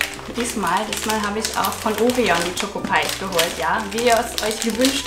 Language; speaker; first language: German; native; German